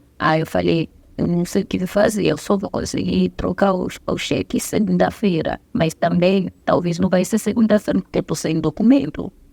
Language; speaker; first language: Portuguese; non-native, fluent; Zulu